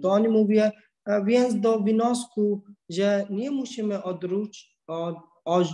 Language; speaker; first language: Polish; non-native, learner; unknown